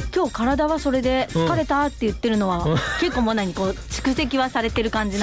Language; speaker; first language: Japanese; native; Japanese